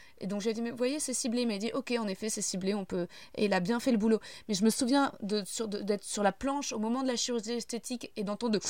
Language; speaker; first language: French; native; French